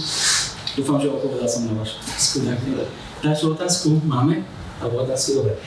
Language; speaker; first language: Slovak; non-native, fluent; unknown